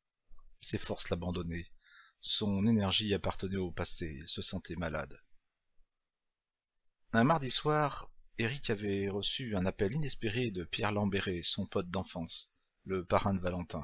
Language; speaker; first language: French; native; French